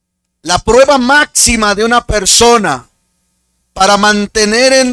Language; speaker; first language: Spanish; native; Spanish